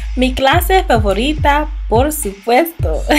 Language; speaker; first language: Spanish; non-native, learner; English